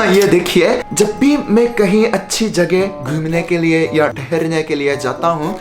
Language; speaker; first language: Hindi; non-native, fluent; Japanese